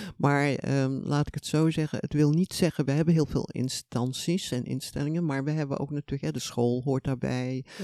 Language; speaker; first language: Dutch; native; Dutch